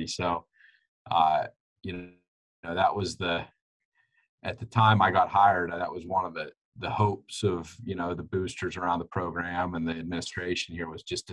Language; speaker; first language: English; native; English